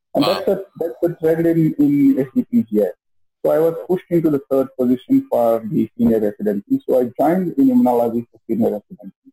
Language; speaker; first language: English; non-native, local second language; Kannada